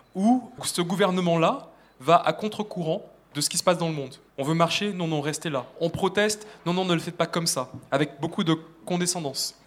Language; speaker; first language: French; native; French